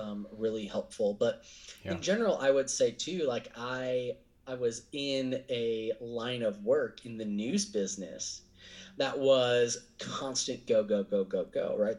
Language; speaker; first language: English; native; English